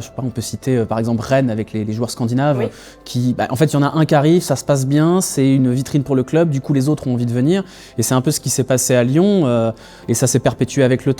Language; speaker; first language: French; native; French